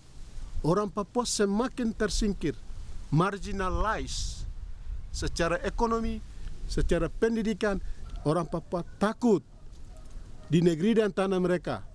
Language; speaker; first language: Indonesian; non-native, local second language; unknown